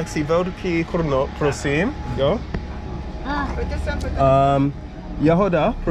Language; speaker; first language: Czech; non-native, learner; English